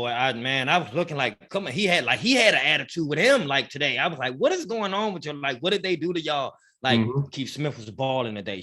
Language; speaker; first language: English; native; English